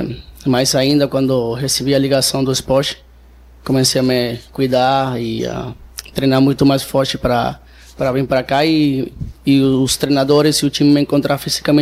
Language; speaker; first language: Portuguese; non-native, fluent; Spanish